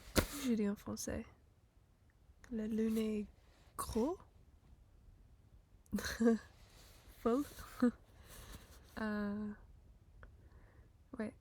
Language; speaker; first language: French; non-native, fluent; English